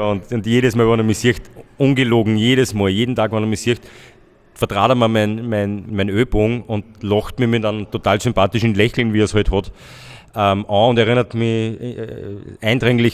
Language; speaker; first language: German; native; German